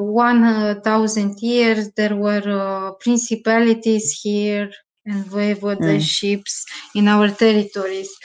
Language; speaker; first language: English; non-native, learner; Romanian